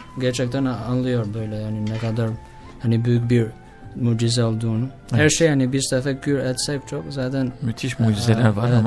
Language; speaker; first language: Turkish; non-native, learner; Albanian